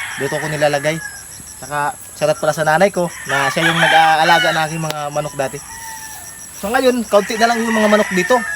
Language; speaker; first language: Filipino; non-native, local second language; Cebuano